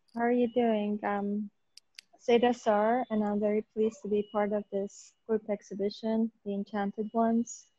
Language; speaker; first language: English; native; English